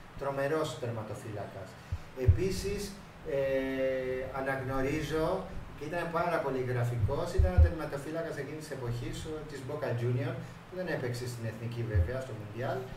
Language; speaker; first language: Greek; non-native, fluent; Spanish